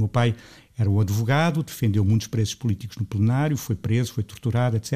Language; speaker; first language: Portuguese; native; Portuguese